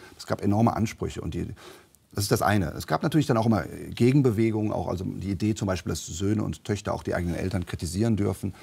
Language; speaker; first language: German; native; German